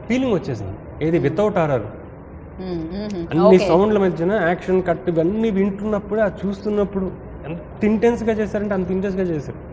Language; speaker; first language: Telugu; native; Telugu